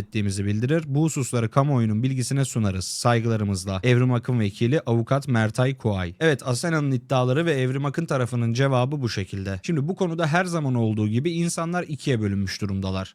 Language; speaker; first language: Turkish; native; Turkish